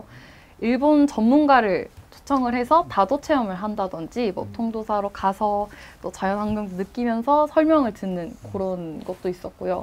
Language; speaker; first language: Korean; native; Korean